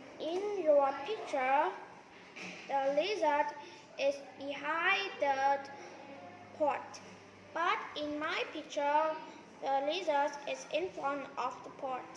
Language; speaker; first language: English; non-native, learner; Vietnamese